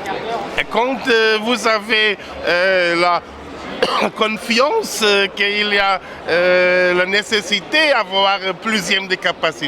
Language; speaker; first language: French; non-native, learner; German